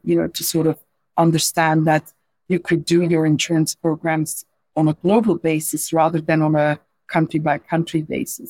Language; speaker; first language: English; non-native, fluent; Dutch